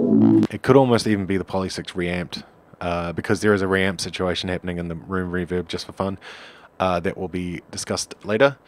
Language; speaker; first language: English; native; English